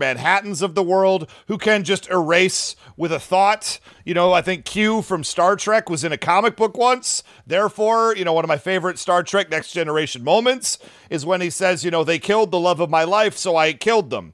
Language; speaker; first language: English; native; English